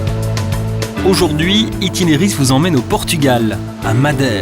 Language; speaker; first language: French; native; French